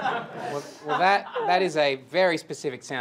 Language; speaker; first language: English; native; English